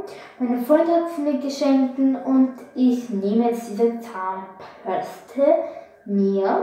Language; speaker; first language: German; non-native, learner; Bulgarian